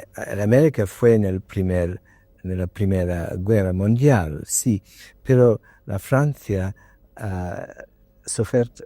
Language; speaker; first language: Spanish; non-native, learner; English